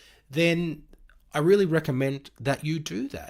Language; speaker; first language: English; native; English